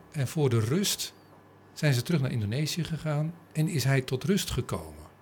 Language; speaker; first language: Dutch; native; Dutch